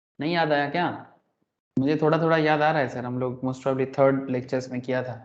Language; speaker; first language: Hindi; non-native, local second language; Bangla